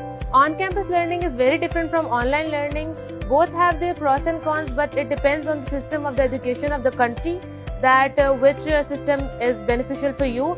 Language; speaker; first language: English; non-native, local second language; Urdu